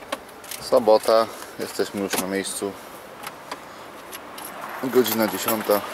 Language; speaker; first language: Polish; native; Polish